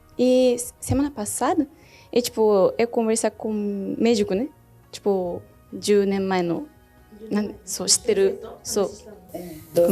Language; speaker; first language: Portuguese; non-native, learner; Japanese